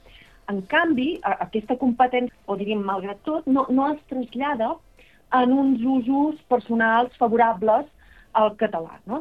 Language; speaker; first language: Catalan; native; Catalan